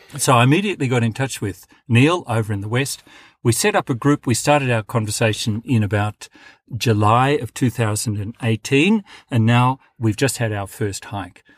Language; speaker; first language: English; native; English